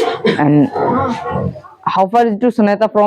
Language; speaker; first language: English; non-native, learner; Hindi